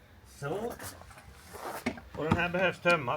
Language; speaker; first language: Swedish; native; Swedish